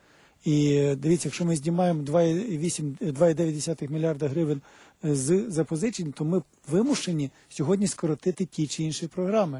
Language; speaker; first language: Ukrainian; native; Ukrainian